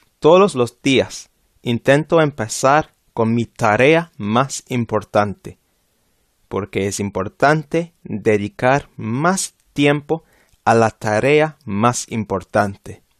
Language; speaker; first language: Spanish; non-native, fluent; English